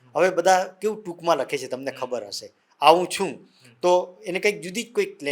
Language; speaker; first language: Gujarati; non-native, local second language; Vasavi